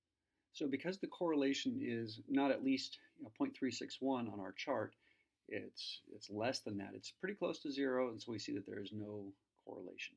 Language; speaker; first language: English; native; English